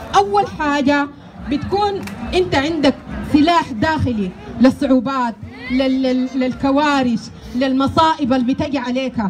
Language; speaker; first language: Arabic; native; Arabic